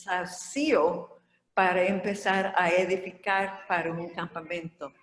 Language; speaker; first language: Spanish; non-native, fluent; English